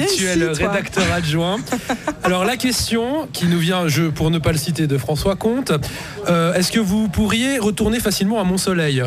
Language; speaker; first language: French; native; French